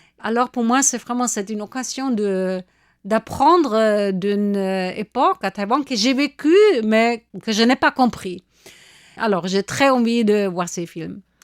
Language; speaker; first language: French; non-native, fluent; German